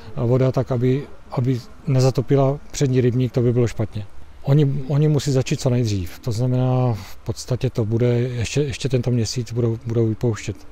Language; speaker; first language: Czech; native; Czech